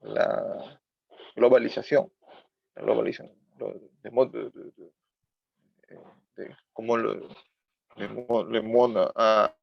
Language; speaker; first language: French; non-native, learner; Spanish